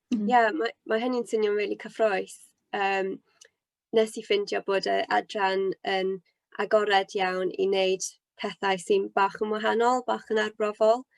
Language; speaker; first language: Welsh; non-native, local second language; English